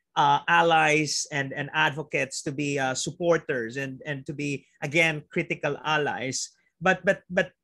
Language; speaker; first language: English; non-native, local second language; Filipino